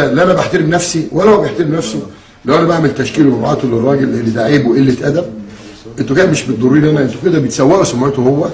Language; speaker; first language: Arabic; native; Arabic